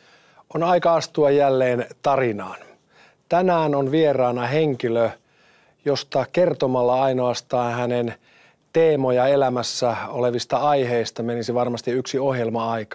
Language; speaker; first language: Finnish; native; Finnish